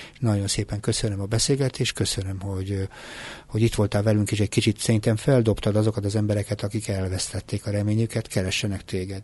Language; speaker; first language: Hungarian; native; Hungarian